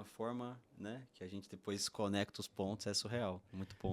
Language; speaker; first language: Portuguese; native; Portuguese